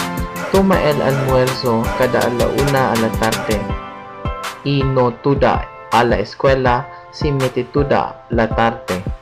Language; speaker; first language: Spanish; non-native, learner; Waray